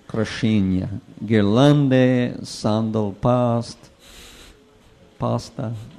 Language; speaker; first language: Russian; non-native, learner; English